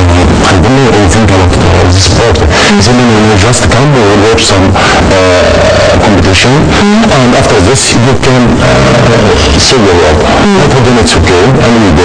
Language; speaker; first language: English; non-native, learner; Arabic